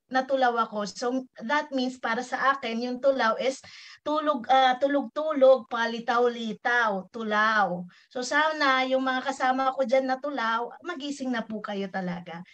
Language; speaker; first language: Filipino; non-native, local second language; Iloko